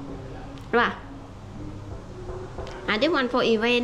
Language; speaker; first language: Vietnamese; non-native, learner; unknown